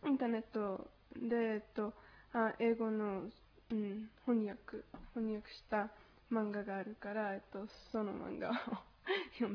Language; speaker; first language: Japanese; non-native, learner; Spanish